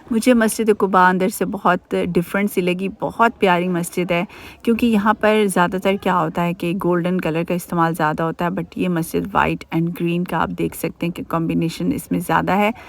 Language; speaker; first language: Urdu; native; Urdu